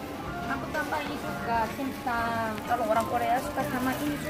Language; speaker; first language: Indonesian; non-native, fluent; Korean